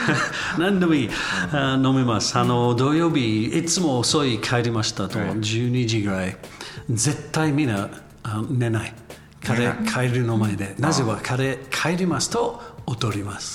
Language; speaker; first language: Japanese; non-native, learner; English